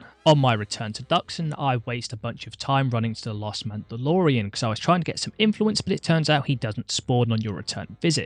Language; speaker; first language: English; native; English